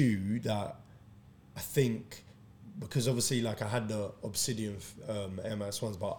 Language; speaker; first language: English; native; English